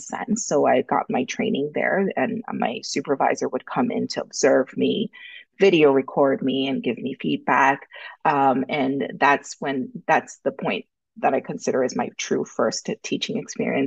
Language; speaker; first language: English; early bilingual, other home language; Korean